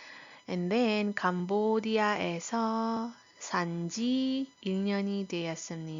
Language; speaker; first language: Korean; non-native, fluent; Iloko